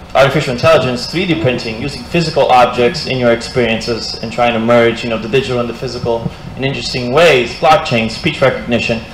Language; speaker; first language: English; non-native, fluent; Portuguese